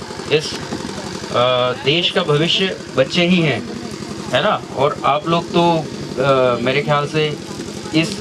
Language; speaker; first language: Hindi; native; Hindi